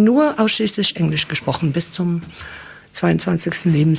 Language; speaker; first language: German; non-native, fluent; English